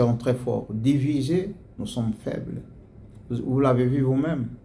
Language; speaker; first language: French; non-native, local second language; Swahili